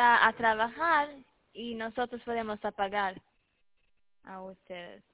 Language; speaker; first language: Spanish; early bilingual, heritage; Spanish